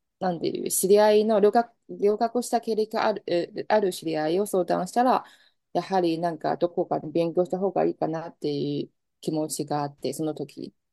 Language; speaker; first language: Japanese; non-native, fluent; Chinese